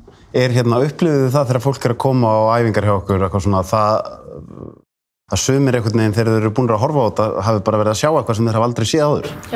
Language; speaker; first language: Icelandic; native; Icelandic